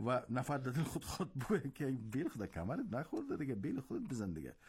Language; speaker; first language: Persian; native; Persian